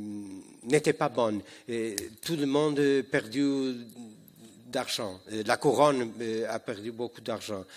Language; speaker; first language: French; non-native, fluent; Portuguese